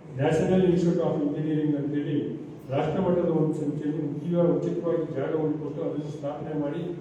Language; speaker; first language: Kannada; native; Kannada